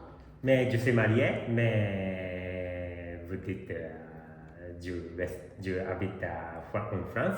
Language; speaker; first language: French; non-native, learner; Japanese